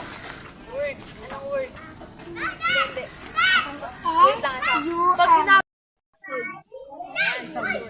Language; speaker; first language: Filipino; native; Filipino